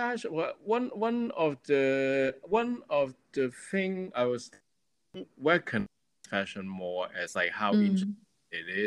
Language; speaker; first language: English; non-native, local second language; Cantonese